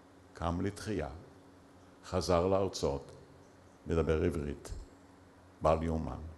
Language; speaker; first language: Hebrew; early bilingual, other home language; Yiddish